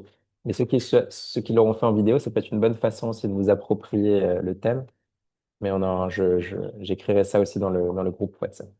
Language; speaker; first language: French; native; French